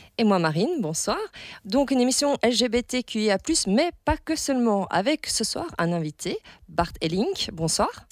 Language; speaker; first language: French; native; French